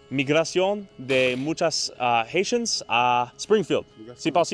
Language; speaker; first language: Spanish; non-native, learner; English